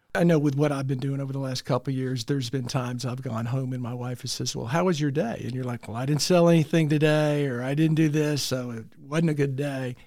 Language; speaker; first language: English; early bilingual, other home language; Italian